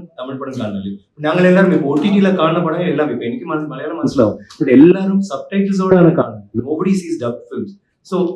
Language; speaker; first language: Malayalam; non-native, learner; Tamil